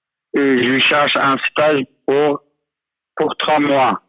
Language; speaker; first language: French; non-native, learner; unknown